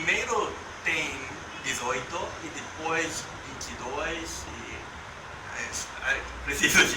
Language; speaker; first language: Portuguese; non-native, learner; Japanese